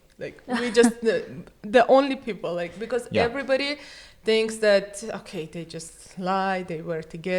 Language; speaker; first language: English; non-native, fluent; Armenian